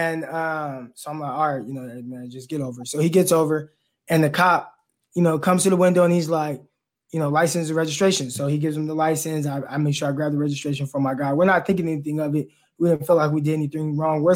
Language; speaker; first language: English; native; English